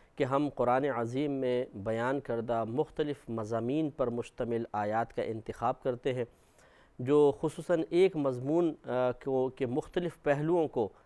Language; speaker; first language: Urdu; native; Urdu